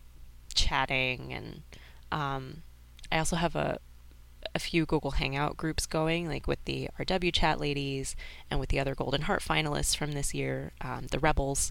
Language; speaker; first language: English; native; English